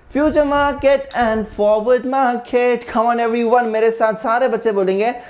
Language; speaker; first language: Hindi; non-native, local second language; Marathi